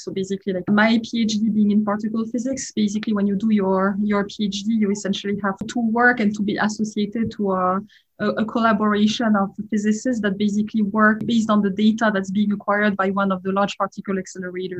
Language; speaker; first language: English; non-native, fluent; French